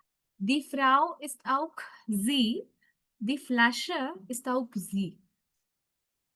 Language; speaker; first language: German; non-native, fluent; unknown